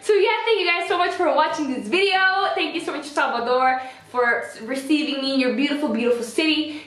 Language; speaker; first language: English; non-native, fluent; Dutch